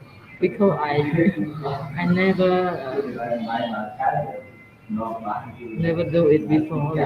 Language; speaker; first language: English; non-native, learner; Khmer